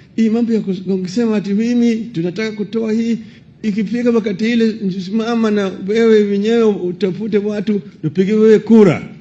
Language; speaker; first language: Swahili; non-native, local second language; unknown